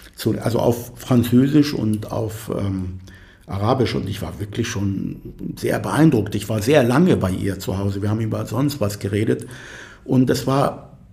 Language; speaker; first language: German; non-native, fluent; Arabic